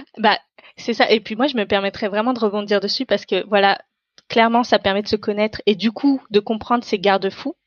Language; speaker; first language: French; non-native, local second language; Tamil